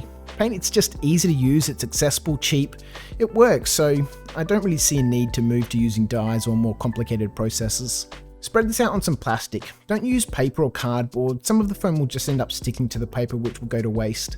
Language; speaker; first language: English; native; English